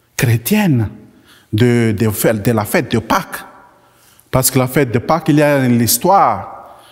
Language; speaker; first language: French; non-native, local second language; Malagasy